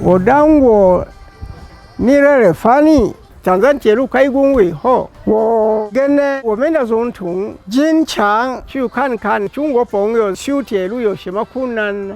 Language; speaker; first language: Chinese; non-native, fluent; Swahili